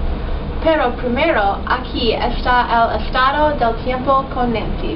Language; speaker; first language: Spanish; non-native, learner; English